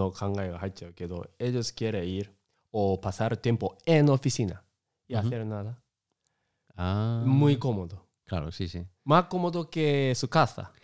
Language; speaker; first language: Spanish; non-native, learner; Japanese